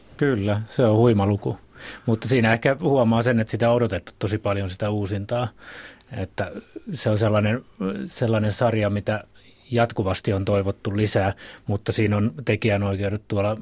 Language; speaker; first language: Finnish; native; Finnish